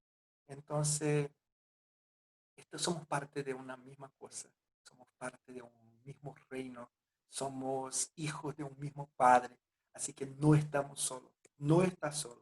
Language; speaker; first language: Spanish; non-native, fluent; Portuguese